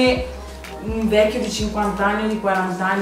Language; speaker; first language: Italian; early bilingual, other home language; English